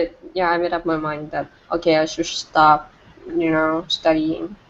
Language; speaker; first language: English; non-native, fluent; Vietnamese